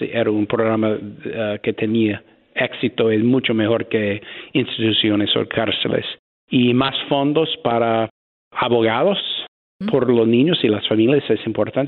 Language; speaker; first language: Spanish; non-native, fluent; English